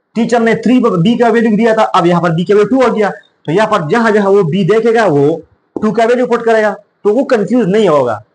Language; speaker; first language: Urdu; non-native, local second language; Pashto